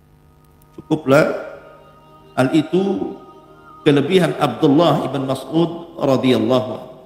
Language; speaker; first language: Indonesian; native; Indonesian